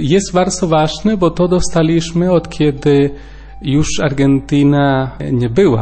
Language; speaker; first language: Polish; non-native, learner; Spanish